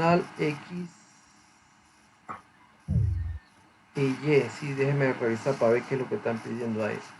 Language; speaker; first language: Spanish; native; Spanish